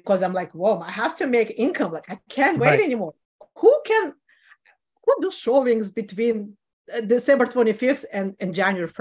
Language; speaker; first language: English; non-native, fluent; Russian